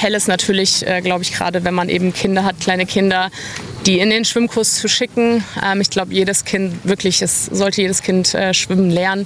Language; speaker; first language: German; native; German